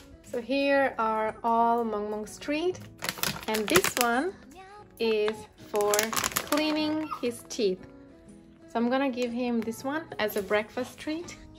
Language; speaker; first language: English; non-native, local second language; Hindi